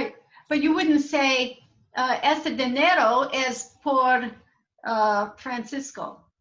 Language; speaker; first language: Spanish; non-native, learner; English